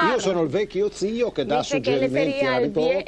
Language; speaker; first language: Italian; native; Italian